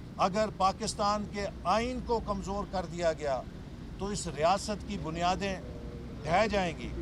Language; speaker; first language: Urdu; non-native, local second language; Punjabi